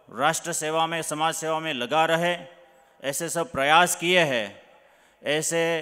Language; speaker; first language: Hindi; non-native, local second language; Gujarati